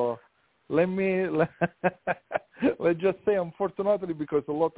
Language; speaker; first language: English; non-native, fluent; Italian